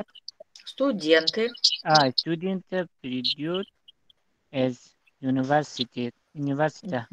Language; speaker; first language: Russian; non-native, learner; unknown